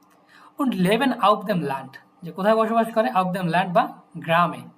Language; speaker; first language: German; non-native, learner; Bangla